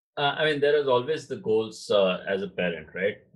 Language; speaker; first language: English; non-native, local second language; Marathi